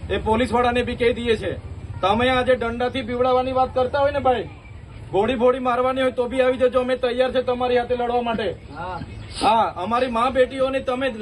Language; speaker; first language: Gujarati; non-native, local second language; Vasavi